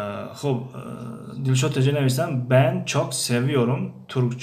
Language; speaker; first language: Turkish; non-native, fluent; Tajik